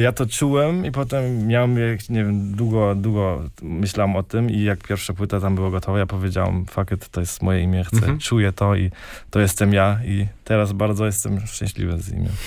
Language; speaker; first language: Polish; early bilingual, heritage; Polish